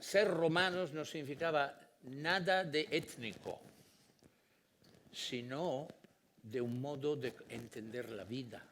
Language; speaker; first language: Spanish; non-native, fluent; Italian